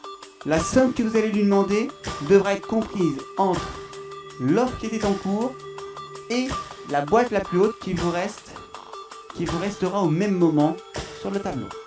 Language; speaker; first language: French; native; French